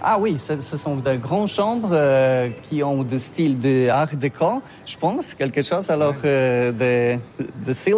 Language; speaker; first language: French; non-native, learner; Polish